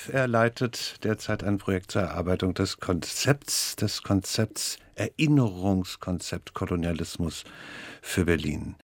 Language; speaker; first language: German; native; German